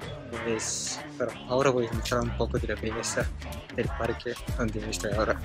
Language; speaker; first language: Spanish; non-native, fluent; Russian